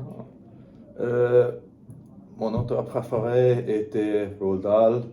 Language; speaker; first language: French; non-native, learner; English